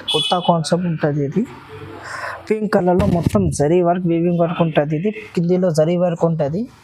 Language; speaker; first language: Telugu; non-native, local second language; Urdu